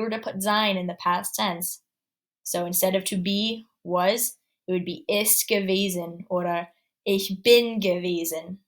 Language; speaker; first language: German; non-native, fluent; English